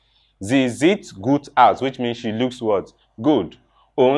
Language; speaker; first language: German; non-native, fluent; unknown